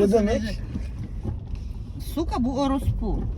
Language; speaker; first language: Turkish; non-native, learner; Russian